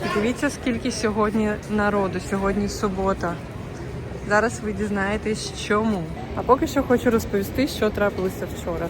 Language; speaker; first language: Ukrainian; native; Ukrainian